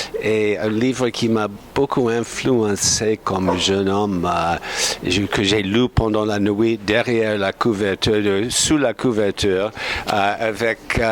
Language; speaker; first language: French; non-native, fluent; English